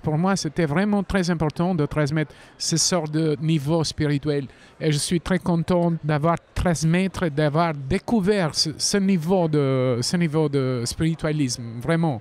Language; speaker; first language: French; non-native, fluent; Albanian